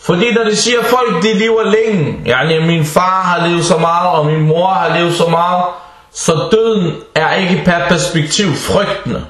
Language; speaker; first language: Danish; early bilingual, other home language; Arabic